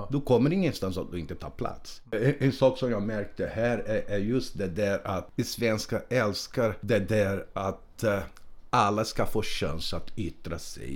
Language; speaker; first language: Swedish; non-native, fluent; Portuguese